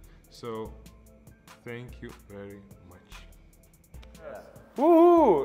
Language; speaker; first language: English; non-native, fluent; Lithuanian